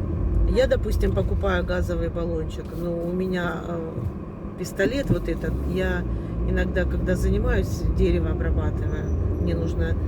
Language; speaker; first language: Russian; native; Russian